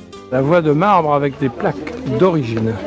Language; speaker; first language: French; native; French